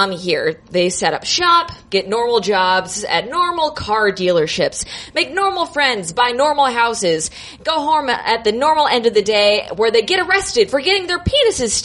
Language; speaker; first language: English; native; English